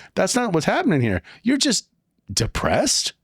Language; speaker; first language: English; native; English